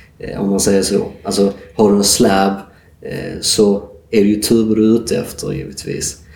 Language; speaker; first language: Swedish; native; Swedish